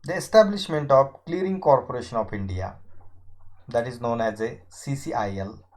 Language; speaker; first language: English; non-native, local second language; Marathi